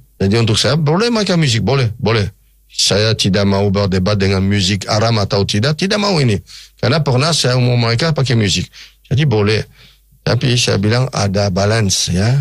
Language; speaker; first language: Indonesian; non-native, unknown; French